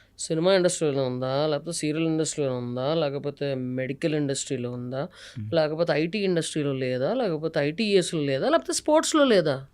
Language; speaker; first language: Telugu; native; Telugu